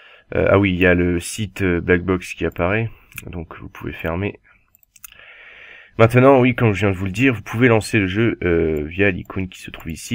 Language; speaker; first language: French; native; French